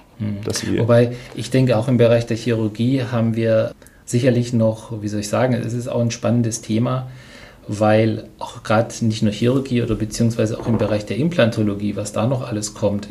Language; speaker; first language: German; native; German